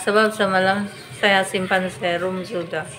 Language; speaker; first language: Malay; non-native, fluent; Filipino